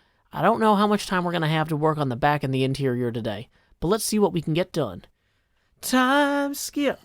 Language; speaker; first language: English; native; English